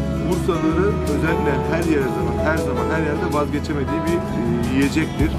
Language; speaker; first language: Turkish; native; Turkish